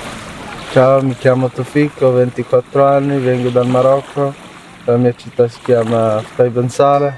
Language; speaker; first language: Italian; non-native, learner; Arabic